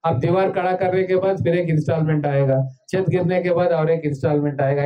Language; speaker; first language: Hindi; non-native, local second language; Telugu